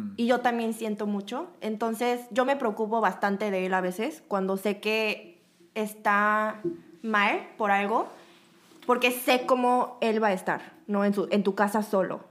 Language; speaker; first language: Spanish; native; Spanish